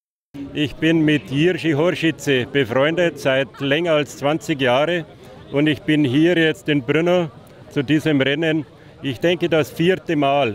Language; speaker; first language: German; non-native, fluent; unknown